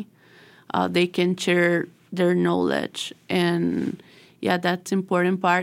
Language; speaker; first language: English; non-native, learner; Spanish